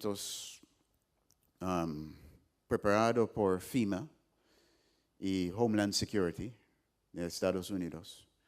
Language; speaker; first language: Spanish; non-native, fluent; English